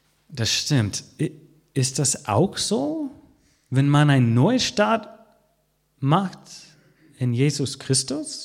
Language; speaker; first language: German; non-native, fluent; English